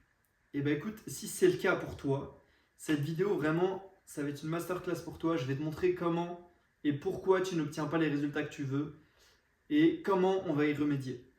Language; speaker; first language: French; native; French